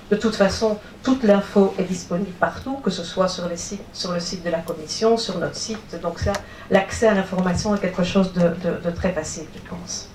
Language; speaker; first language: French; native; French